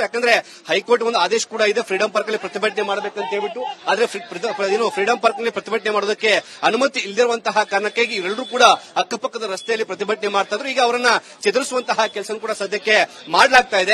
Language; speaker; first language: Kannada; native; Kannada